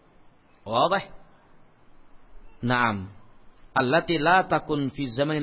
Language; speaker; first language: Arabic; non-native, fluent; Indonesian